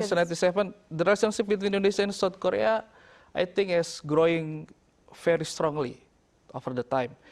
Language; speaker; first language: English; non-native, learner; Indonesian